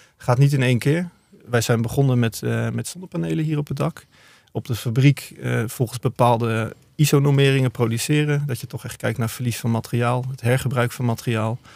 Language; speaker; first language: Dutch; native; Dutch